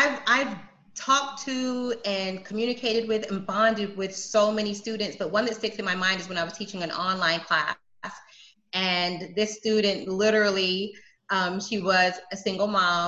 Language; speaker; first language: English; native; English